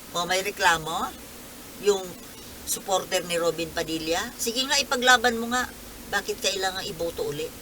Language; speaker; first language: Filipino; non-native, local second language; Bikol